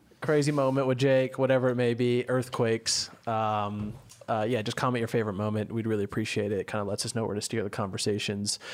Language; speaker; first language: English; native; English